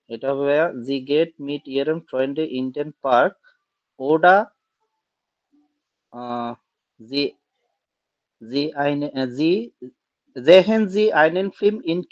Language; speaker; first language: German; non-native, learner; Bangla